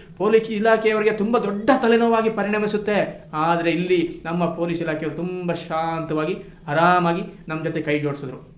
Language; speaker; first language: Kannada; non-native, local second language; Kodava